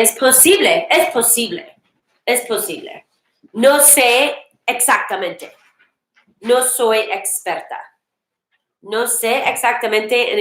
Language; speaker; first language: Spanish; non-native, fluent; English